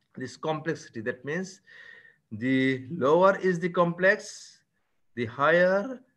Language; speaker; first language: English; non-native, local second language; Bangla